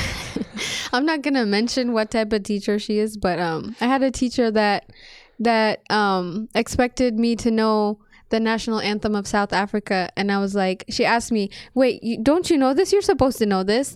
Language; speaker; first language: English; non-native, fluent; Amharic